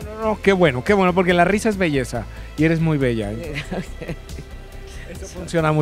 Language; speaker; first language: Spanish; native; Spanish